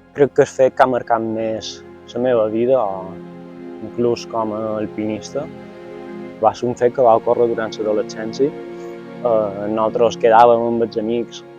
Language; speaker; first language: Catalan; native; Catalan